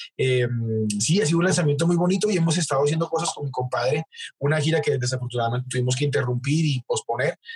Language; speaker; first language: Spanish; native; Spanish